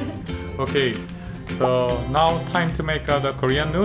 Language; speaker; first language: English; non-native, learner; Korean